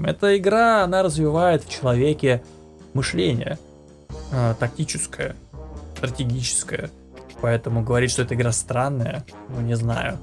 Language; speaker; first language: Russian; native; Russian